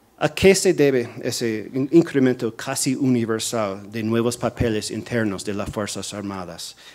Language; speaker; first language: Spanish; non-native, fluent; English